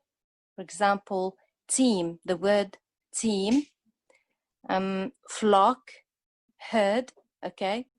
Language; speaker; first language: English; non-native, fluent; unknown